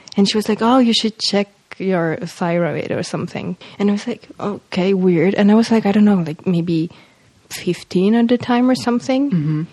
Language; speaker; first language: English; non-native, fluent; Polish